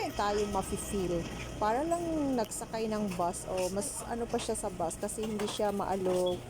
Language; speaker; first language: Filipino; native; Filipino